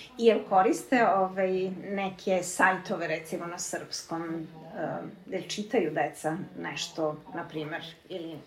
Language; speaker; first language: Serbian; native; Serbian